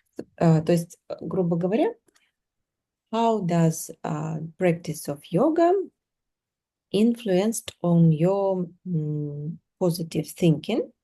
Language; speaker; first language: English; non-native, fluent; Russian